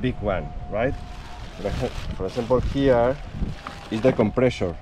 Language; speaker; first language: English; non-native, learner; Spanish